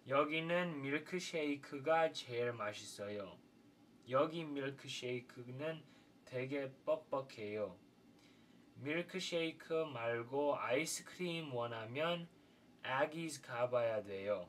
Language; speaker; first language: Korean; non-native, fluent; English